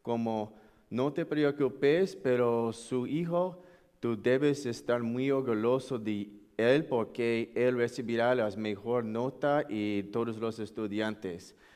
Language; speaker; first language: Spanish; non-native, learner; English